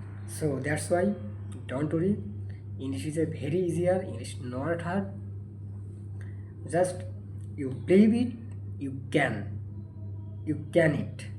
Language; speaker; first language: English; non-native, learner; Bangla